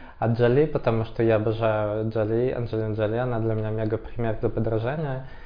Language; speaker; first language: Russian; native; Russian